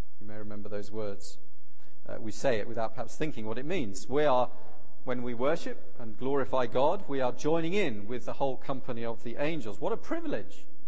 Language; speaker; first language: English; native; English